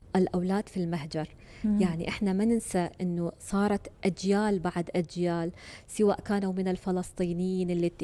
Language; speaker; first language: Arabic; native; Arabic